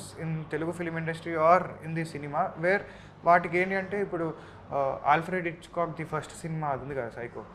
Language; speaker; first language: Telugu; native; Telugu